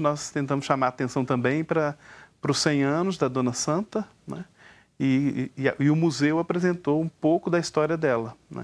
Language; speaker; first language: Portuguese; native; Portuguese